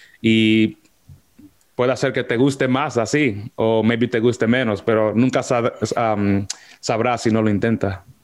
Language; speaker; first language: Spanish; early bilingual, heritage; Spanish